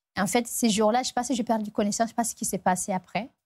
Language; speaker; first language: French; non-native, local second language; Fula